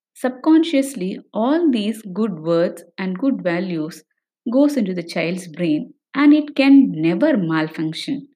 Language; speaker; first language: English; non-native, local second language; Tamil